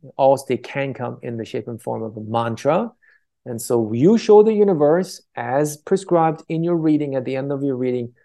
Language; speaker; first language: English; early bilingual, other home language; Persian